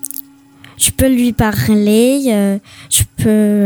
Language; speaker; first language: French; early bilingual, other home language; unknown